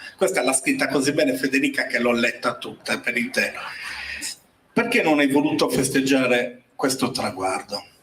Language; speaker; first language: Italian; native; Italian